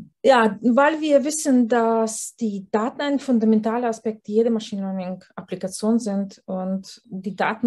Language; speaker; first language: German; non-native, fluent; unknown